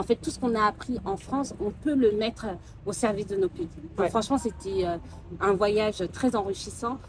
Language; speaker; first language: French; early bilingual, other home language; Soninke